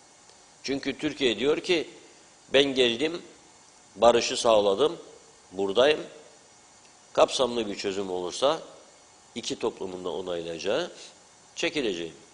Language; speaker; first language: Turkish; native; Turkish